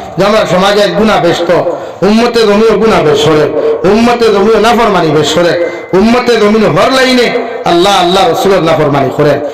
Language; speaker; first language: Bangla; native; Bangla